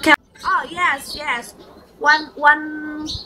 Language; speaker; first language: English; non-native, learner; Indonesian